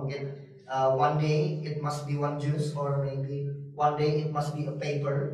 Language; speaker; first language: English; non-native, fluent; Indonesian